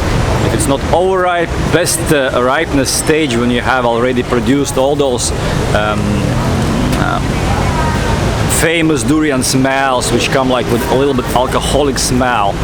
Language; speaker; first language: English; non-native, fluent; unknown